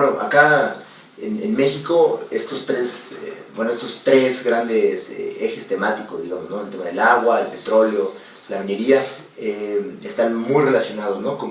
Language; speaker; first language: Spanish; native; Spanish